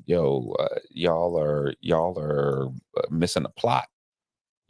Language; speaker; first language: English; native; English